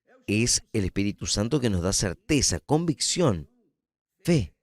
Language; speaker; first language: Spanish; non-native, fluent; Portuguese